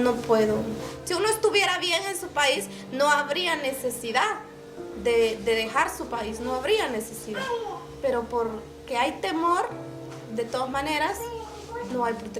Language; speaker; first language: Spanish; native; Spanish